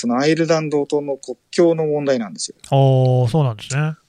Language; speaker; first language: Japanese; native; Japanese